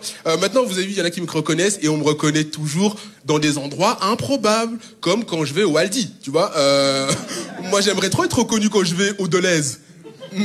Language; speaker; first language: French; native; French